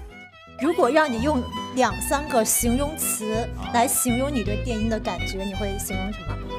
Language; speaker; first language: Chinese; native; Chinese